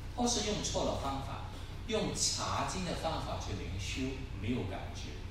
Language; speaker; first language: Chinese; non-native, local second language; Cantonese